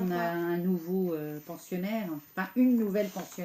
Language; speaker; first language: French; native; French